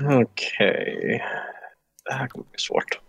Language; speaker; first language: Swedish; non-native, fluent; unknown